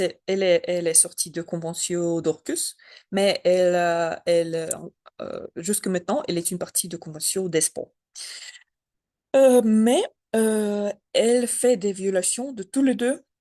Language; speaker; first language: French; non-native, learner; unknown